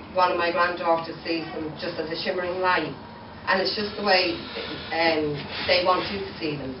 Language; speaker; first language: English; native; English